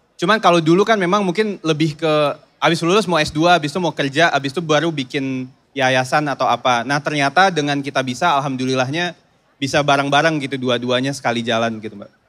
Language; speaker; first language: Indonesian; native; Indonesian